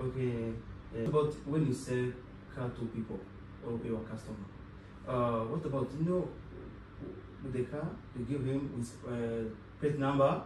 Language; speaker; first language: English; non-native, local second language; Kinyarwanda